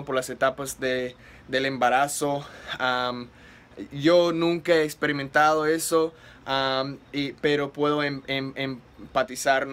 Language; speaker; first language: Spanish; non-native, fluent; English